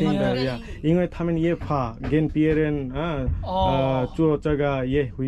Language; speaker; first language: Chinese; non-native, learner; Bangla